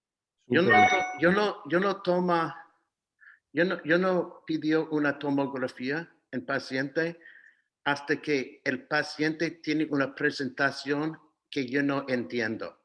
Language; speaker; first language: Spanish; non-native, fluent; English